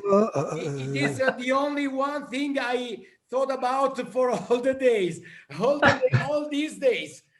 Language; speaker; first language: English; non-native, learner; Italian